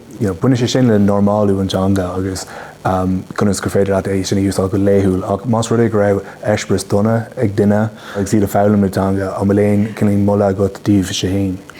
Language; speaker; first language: Irish; native; Irish